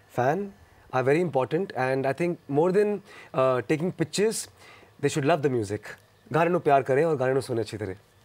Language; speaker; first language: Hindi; non-native, local second language; Punjabi